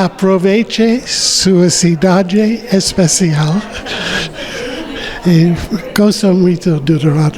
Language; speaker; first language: Portuguese; non-native, learner; English